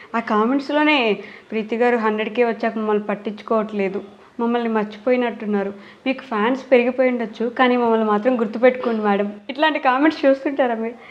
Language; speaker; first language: Telugu; native; Telugu